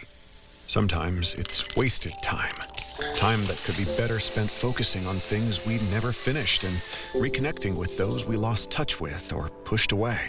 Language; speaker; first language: English; native; English